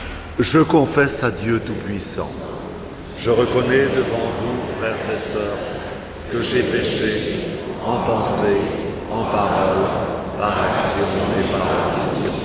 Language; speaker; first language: French; native; French